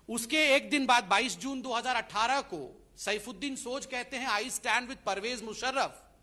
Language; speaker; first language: Hindi; non-native, local second language; Odia